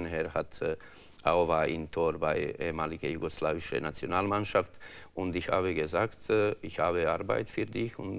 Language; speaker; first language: German; non-native, learner; Croatian